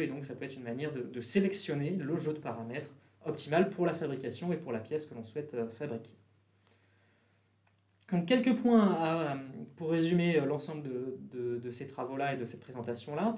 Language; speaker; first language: French; native; French